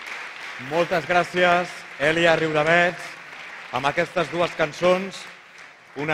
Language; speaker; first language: Catalan; native; Catalan